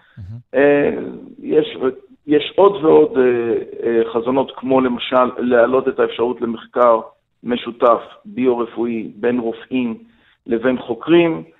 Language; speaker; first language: Hebrew; non-native, fluent; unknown